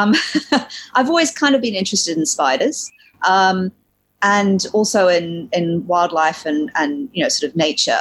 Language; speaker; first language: English; native; English